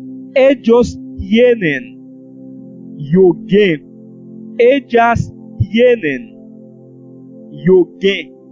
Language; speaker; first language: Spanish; non-native, learner; Haitian Creole